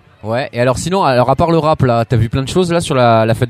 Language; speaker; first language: French; native; French